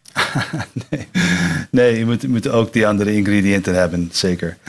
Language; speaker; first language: Dutch; non-native, learner; English